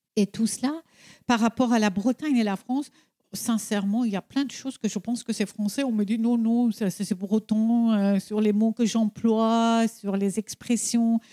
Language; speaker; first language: French; non-native, fluent; Persian